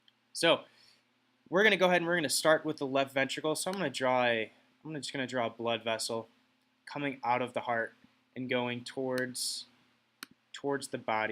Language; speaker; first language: English; native; English